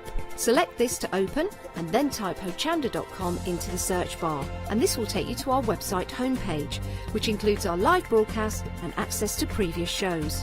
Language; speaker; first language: English; native; English